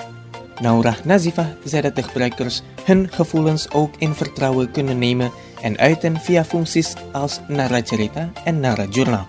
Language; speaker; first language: Dutch; non-native, fluent; Indonesian